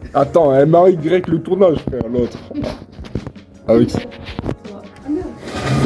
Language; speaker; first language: French; native; French